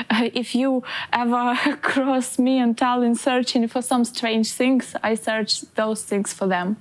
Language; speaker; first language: English; non-native, fluent; Ukrainian